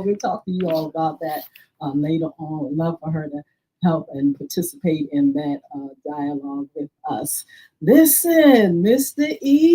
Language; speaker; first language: English; native; English